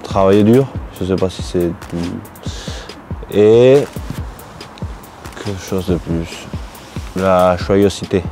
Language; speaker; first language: French; non-native, learner; Spanish